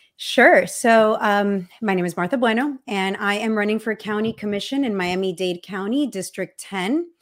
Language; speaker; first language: English; early bilingual, other home language; Spanish